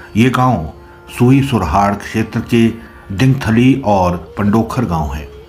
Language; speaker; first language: Hindi; native; Hindi